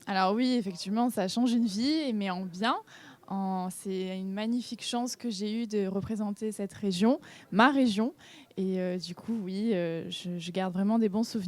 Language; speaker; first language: French; native; French